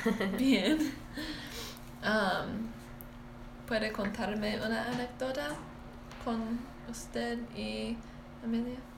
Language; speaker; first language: Spanish; non-native, learner; English